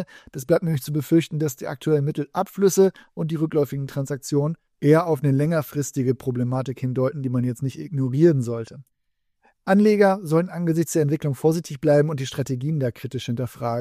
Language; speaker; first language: German; native; German